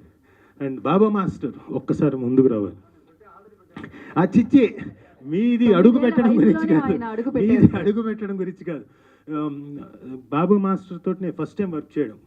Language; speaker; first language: Telugu; native; Telugu